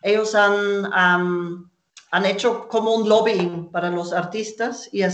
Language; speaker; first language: Spanish; non-native, fluent; German